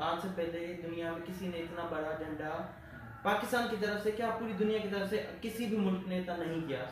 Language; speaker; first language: Urdu; non-native, local second language; Sindhi